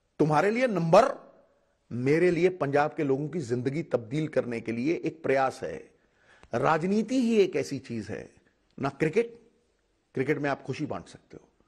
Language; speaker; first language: Hindi; non-native, local second language; Punjabi